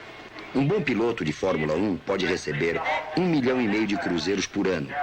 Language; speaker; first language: Portuguese; native; Portuguese